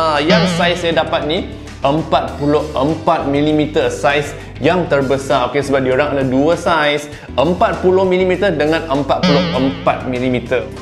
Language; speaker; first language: Malay; non-native, local second language; Cantonese